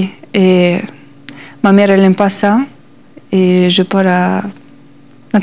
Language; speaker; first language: French; non-native, learner; Russian